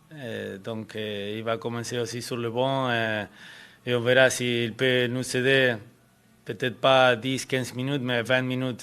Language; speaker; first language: French; non-native, fluent; Spanish